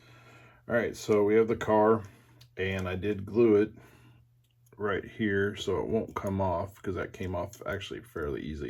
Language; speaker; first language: English; native; English